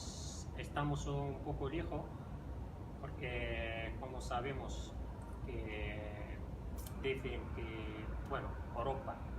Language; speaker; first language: Spanish; non-native, fluent; Riffian